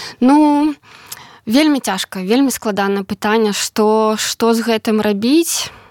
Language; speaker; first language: Belarusian; non-native, local second language; Russian